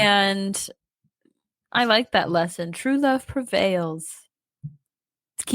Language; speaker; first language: English; native; English